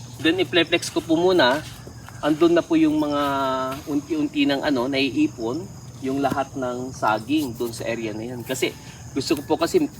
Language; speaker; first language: Filipino; non-native, local second language; Iloko